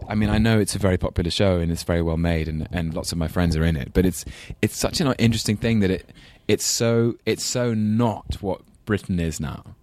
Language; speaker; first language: English; native; English